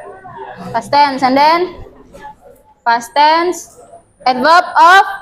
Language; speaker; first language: English; non-native, learner; Indonesian